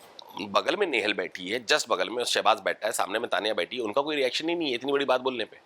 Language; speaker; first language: Hindi; native; Hindi